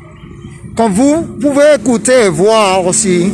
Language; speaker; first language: French; non-native, fluent; Spanish